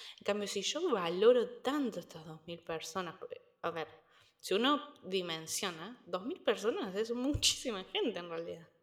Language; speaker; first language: Spanish; native; Spanish